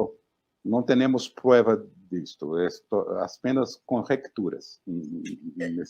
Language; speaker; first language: Spanish; non-native, learner; Portuguese